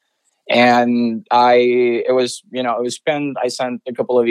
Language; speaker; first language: English; non-native, fluent; Spanish